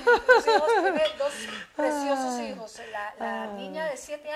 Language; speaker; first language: Spanish; native; Spanish